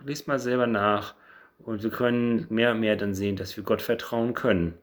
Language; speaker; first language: German; native; German